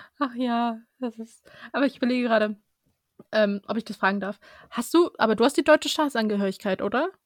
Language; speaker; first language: German; early bilingual, other home language; Russian